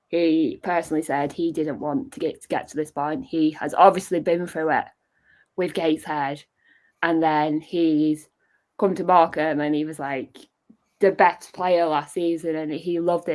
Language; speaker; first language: English; native; English